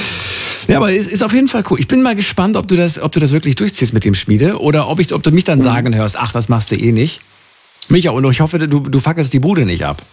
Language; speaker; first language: German; native; German